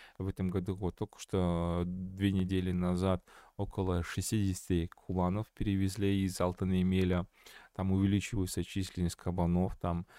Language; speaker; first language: Russian; non-native, local second language; Kazakh